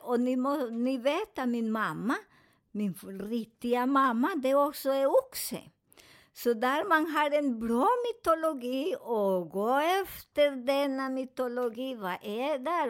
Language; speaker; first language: Swedish; non-native, learner; Spanish